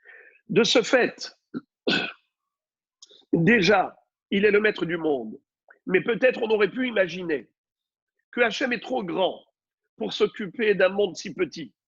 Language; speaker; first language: French; native; French